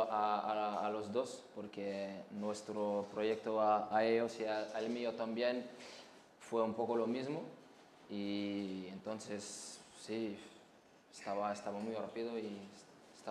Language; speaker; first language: Spanish; non-native, learner; French